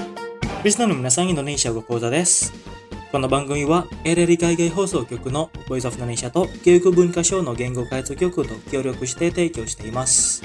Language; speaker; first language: Japanese; non-native, fluent; Indonesian